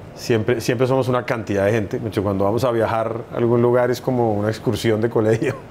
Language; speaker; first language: Spanish; native; Spanish